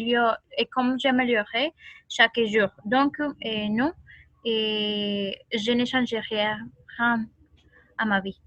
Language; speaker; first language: French; non-native, learner; Spanish